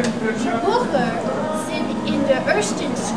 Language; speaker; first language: German; non-native, learner; English